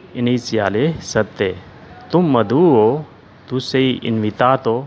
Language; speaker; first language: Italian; non-native, learner; Urdu